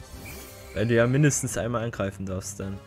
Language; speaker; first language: German; native; German